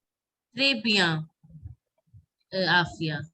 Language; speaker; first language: French; non-native, fluent; Hindi